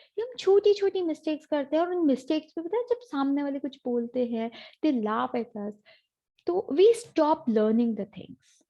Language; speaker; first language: Hindi; native; Hindi